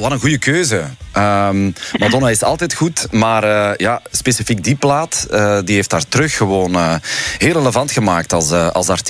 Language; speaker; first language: Dutch; native; Dutch